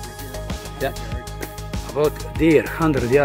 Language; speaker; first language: English; non-native, learner; Croatian